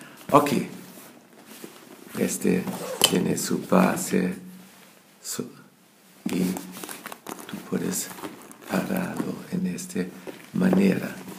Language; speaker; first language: Spanish; non-native, learner; German